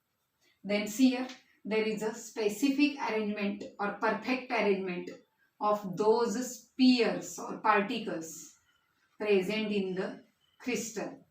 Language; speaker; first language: English; non-native, local second language; Marathi